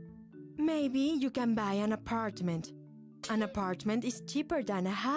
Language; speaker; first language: English; non-native, fluent; Spanish